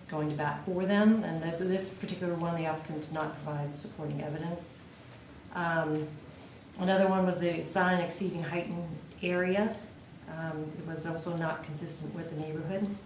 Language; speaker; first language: English; native; English